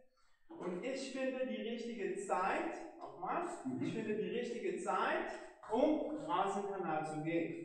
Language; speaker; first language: German; non-native, fluent; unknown